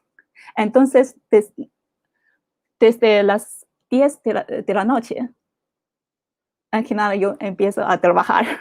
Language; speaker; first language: Spanish; non-native, fluent; Chinese